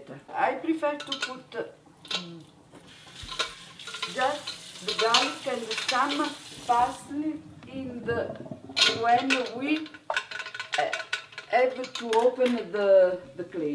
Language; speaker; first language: English; non-native, learner; Italian